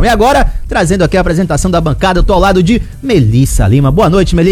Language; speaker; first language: Portuguese; native; Portuguese